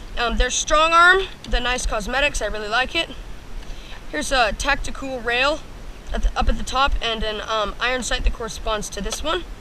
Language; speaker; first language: English; native; English